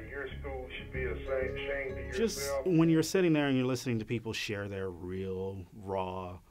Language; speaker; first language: English; native; English